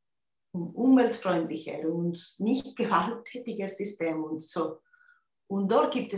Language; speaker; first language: German; non-native, fluent; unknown